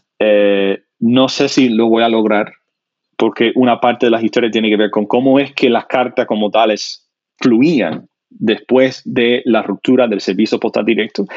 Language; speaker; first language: Spanish; non-native, fluent; English